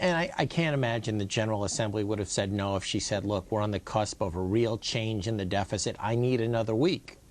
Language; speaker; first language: English; native; English